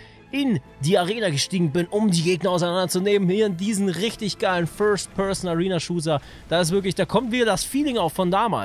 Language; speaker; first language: German; native; German